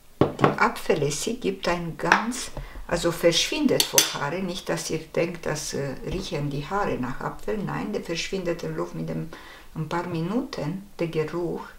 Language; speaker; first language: German; non-native, fluent; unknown